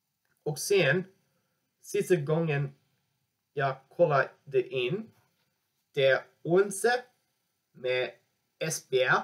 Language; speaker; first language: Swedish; non-native, learner; English